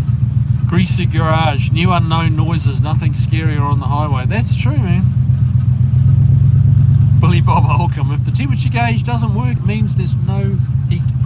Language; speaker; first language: English; native; English